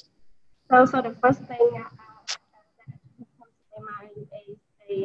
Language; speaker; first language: English; non-native, learner; Vietnamese